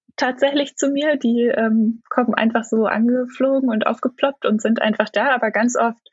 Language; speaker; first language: German; native; German